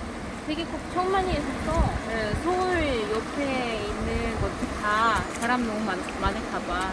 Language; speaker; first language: Korean; non-native, fluent; Russian